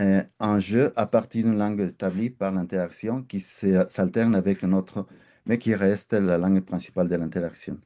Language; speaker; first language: French; non-native, fluent; Spanish